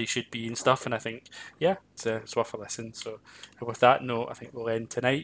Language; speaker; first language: English; native; English